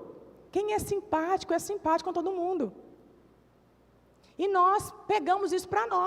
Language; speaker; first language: Portuguese; native; Portuguese